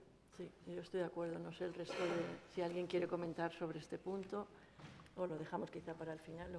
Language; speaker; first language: Spanish; native; Spanish